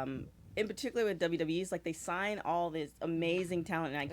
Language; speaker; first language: English; native; English